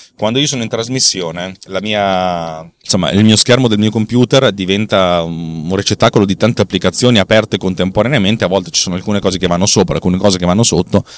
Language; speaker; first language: Italian; native; Italian